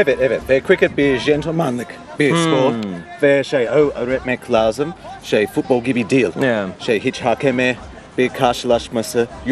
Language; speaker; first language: Turkish; non-native, learner; English